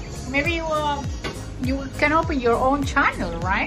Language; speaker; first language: English; non-native, learner; Spanish